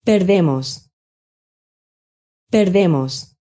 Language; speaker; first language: Spanish; non-native, fluent; Chinese